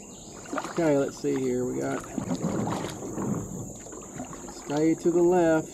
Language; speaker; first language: English; native; English